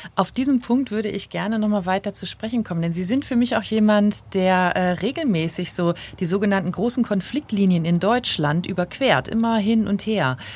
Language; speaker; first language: German; native; German